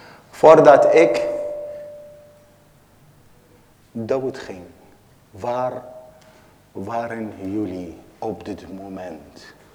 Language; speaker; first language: Dutch; non-native, learner; Arabic